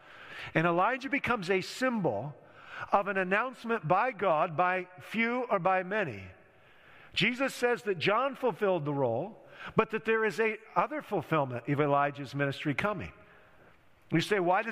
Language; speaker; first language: English; native; English